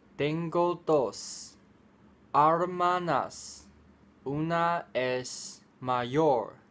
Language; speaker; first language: Spanish; non-native, learner; Chinese